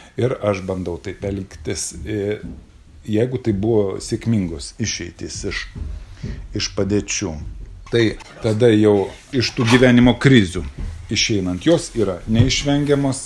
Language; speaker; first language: Lithuanian; native; Lithuanian